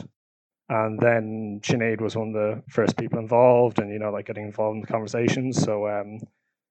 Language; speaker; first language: English; native; English